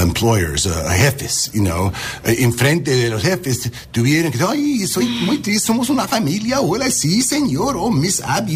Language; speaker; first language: Spanish; non-native, learner; English